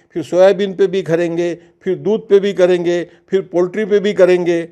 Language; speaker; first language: Hindi; non-native, local second language; Marathi